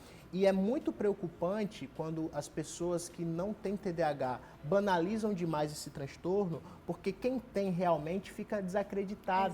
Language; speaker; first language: Portuguese; native; Portuguese